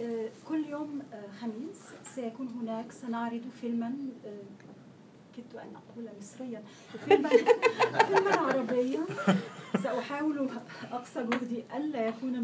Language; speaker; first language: Arabic; non-native, fluent; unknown